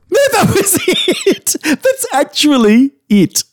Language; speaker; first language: English; native; English